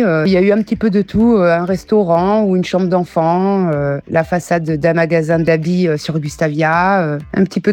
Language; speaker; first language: French; early bilingual, other home language; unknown